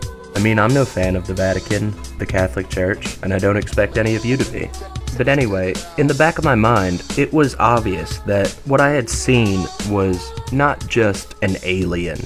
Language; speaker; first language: English; native; English